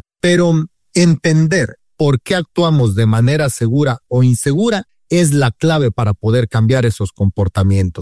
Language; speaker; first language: Spanish; native; Spanish